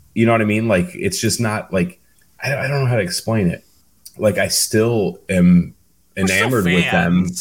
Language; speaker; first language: English; native; English